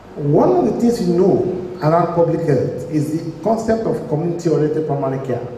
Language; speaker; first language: English; non-native, local second language; Yoruba